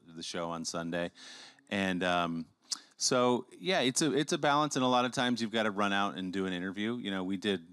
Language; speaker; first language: English; native; English